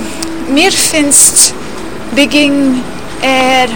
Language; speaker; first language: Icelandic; non-native, learner; English